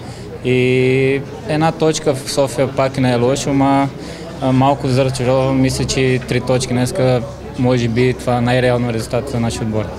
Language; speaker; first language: Bulgarian; non-native, learner; Portuguese